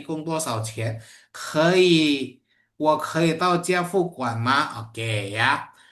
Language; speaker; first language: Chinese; non-native, fluent; Indonesian